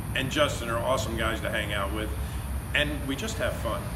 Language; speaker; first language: English; native; English